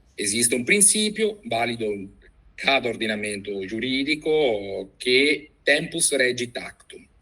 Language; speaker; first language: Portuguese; non-native, fluent; Italian